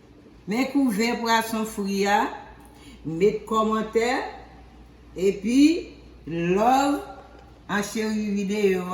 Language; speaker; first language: French; non-native, learner; Haitian Creole